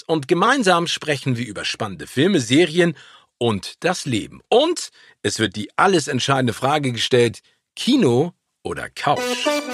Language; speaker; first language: German; native; German